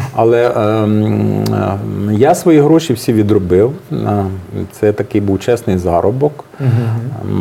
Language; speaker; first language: Ukrainian; native; Ukrainian